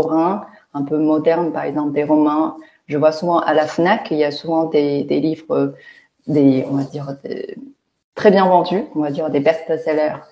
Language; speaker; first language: French; non-native, fluent; Chinese